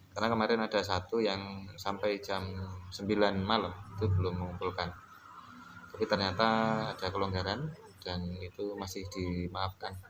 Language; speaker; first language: Indonesian; non-native, local second language; Javanese